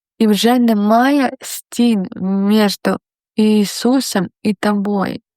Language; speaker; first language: Ukrainian; non-native, local second language; Russian